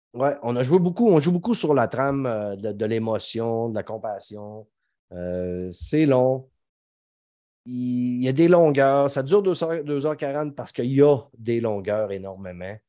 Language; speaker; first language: French; native; French